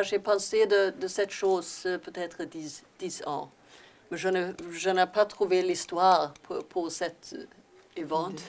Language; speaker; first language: French; non-native, learner; Swedish